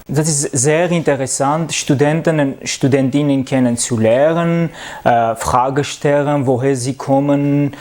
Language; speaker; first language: German; non-native, learner; French